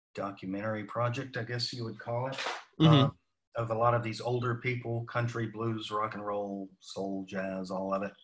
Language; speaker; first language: English; native; English